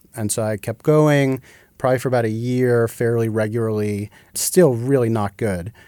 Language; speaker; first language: English; native; English